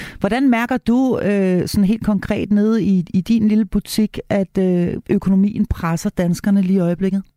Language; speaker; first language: Danish; native; Danish